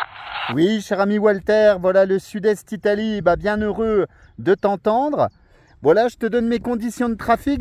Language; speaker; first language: French; native; French